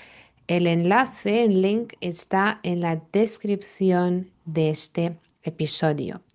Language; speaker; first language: Spanish; non-native, fluent; Lithuanian